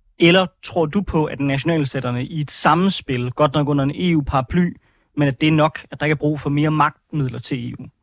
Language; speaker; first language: Danish; native; Danish